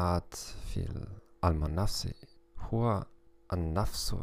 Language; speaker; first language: Arabic; non-native, learner; German